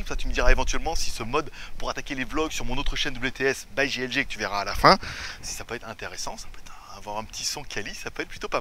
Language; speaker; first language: French; native; French